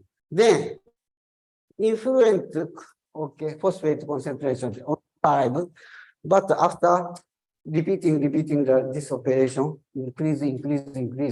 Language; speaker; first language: English; non-native, learner; Japanese